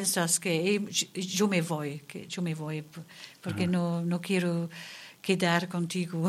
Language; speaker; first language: Spanish; non-native, learner; German